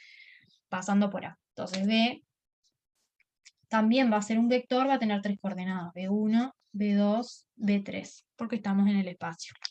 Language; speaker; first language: Spanish; native; Spanish